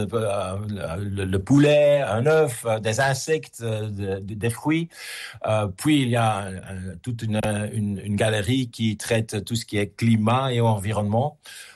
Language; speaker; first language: French; native; French